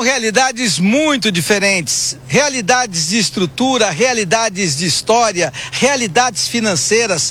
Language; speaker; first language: Portuguese; native; Portuguese